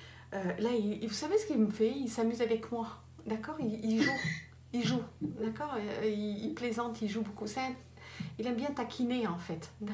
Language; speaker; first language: French; native; French